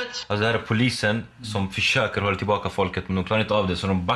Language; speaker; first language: Swedish; non-native, local second language; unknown